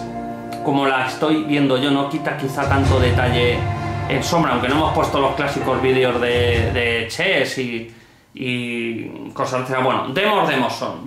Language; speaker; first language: Spanish; native; Spanish